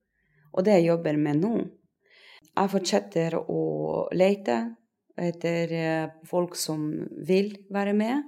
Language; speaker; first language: Norwegian; non-native, fluent; Russian